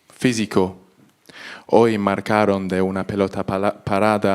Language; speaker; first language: Spanish; non-native, learner; English